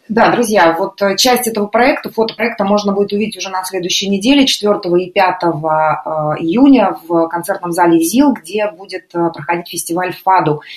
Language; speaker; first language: Russian; native; Russian